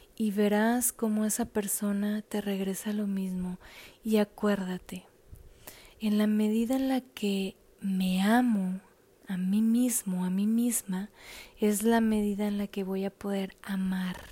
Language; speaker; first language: Spanish; native; Spanish